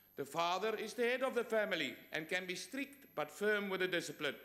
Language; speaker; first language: English; non-native, local second language; Afrikaans